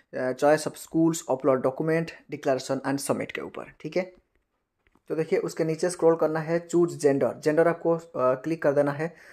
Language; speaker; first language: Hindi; non-native, local second language; Bangla